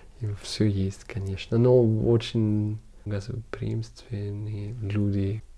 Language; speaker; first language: Russian; non-native, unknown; German